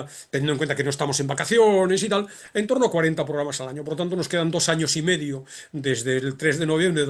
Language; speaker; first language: Spanish; native; Spanish